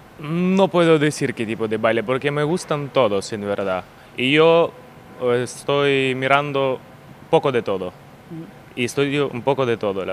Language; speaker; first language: Spanish; non-native, learner; Ukrainian